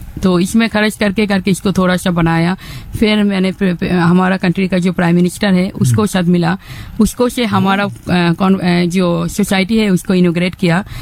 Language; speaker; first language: Hindi; non-native, fluent; Bangla